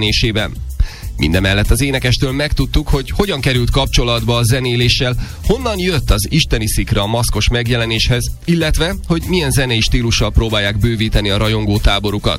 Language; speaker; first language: Hungarian; native; Hungarian